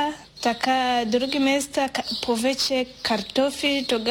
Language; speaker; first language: Bulgarian; non-native, learner; Swahili